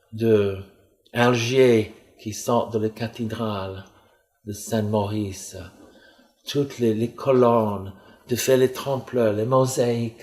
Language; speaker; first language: French; non-native, fluent; English